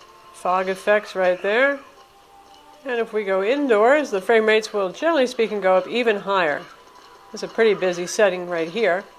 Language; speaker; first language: English; native; English